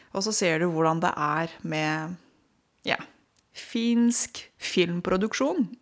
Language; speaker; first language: Norwegian; non-native, fluent; Romanian